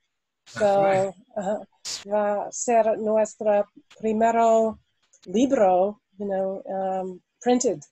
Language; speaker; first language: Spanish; non-native, learner; English